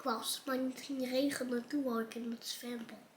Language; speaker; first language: Dutch; early bilingual, other home language; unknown